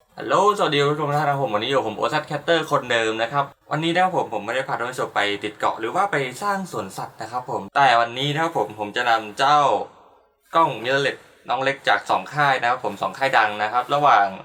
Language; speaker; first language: Thai; native; Thai